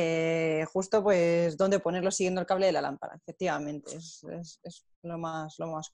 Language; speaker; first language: Spanish; native; Spanish